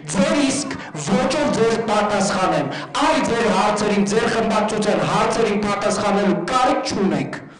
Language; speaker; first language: Armenian; native; Armenian